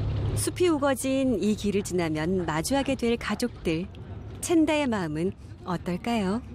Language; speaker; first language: Korean; native; Korean